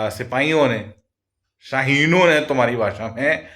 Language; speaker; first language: Hindi; non-native, local second language; Punjabi